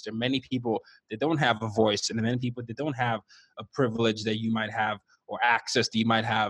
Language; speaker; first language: English; non-native, local second language; Yoruba